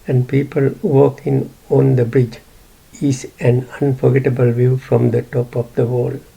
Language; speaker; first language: English; non-native, local second language; Sinhala